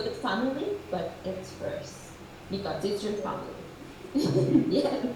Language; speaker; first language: English; non-native, fluent; Spanish